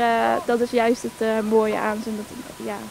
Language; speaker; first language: Dutch; native; Dutch